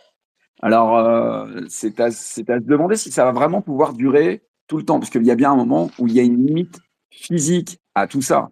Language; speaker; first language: French; native; French